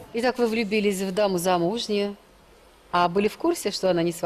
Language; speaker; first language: Russian; native; Russian